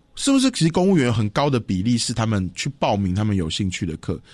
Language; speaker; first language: Chinese; non-native, local second language; Hakka Chinese